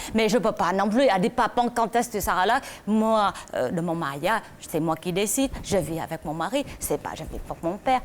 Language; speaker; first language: French; non-native, learner; Vietnamese